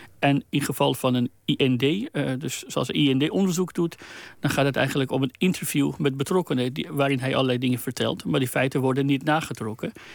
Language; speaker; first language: Dutch; non-native, fluent; Persian